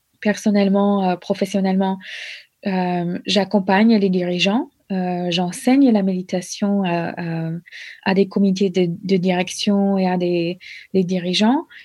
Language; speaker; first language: French; non-native, fluent; English